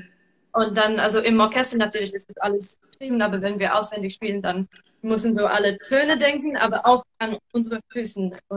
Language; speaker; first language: German; non-native, fluent; English